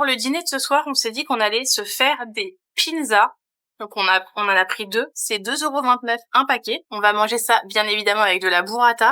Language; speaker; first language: French; native; French